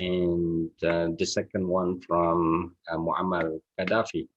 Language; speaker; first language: English; non-native, fluent; Indonesian